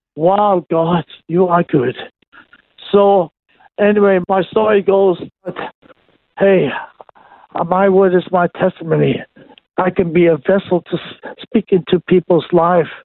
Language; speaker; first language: English; non-native, local second language; Cantonese